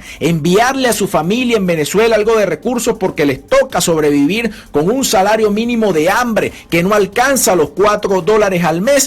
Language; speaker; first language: Spanish; native; Spanish